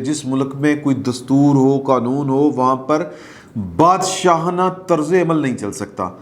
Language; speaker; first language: Urdu; non-native, local second language; Punjabi